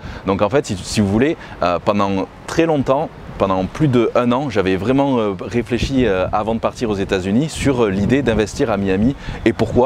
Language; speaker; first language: French; native; French